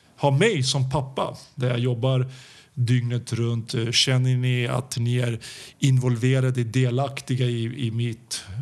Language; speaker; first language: Swedish; early bilingual, other home language; Serbian